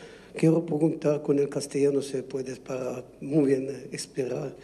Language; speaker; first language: Spanish; non-native, learner; Arabic